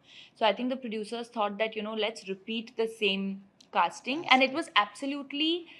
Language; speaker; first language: English; non-native, local second language; Hindi